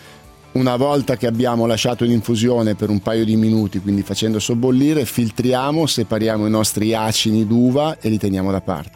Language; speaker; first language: Italian; native; Italian